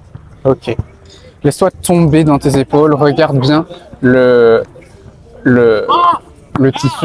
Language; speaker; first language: French; native; French